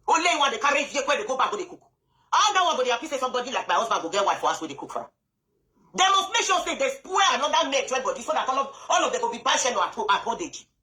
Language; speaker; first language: Nigerian Pidgin; non-native, local second language; Bini